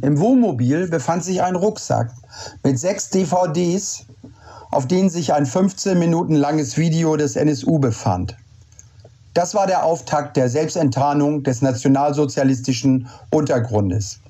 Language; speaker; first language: German; native; German